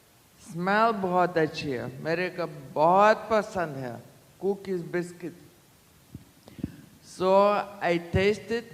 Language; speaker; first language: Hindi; non-native, learner; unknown